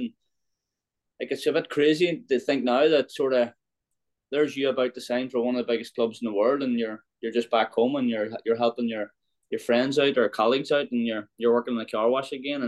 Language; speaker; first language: English; native; English